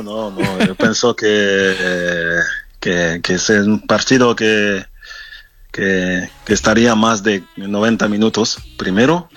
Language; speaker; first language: Spanish; non-native, fluent; French